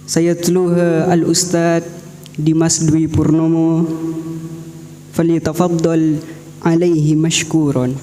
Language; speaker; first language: Arabic; non-native, fluent; Indonesian